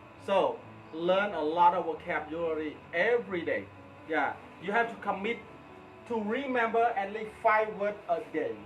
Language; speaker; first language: English; non-native, fluent; Khmer